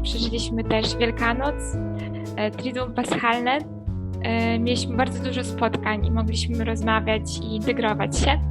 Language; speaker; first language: Polish; early bilingual, heritage; Polish